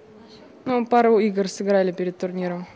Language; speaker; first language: Czech; non-native, learner; Russian